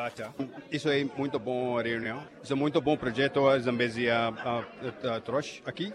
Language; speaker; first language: Portuguese; non-native, learner; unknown